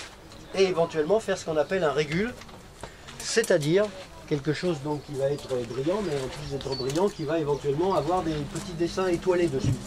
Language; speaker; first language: French; native; French